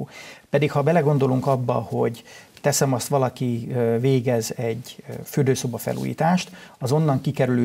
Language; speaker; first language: Hungarian; native; Hungarian